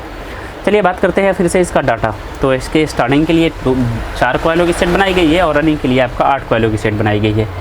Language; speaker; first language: Hindi; native; Hindi